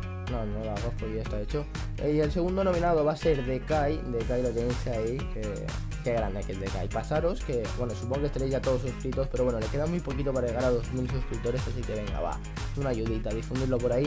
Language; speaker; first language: Spanish; native; Spanish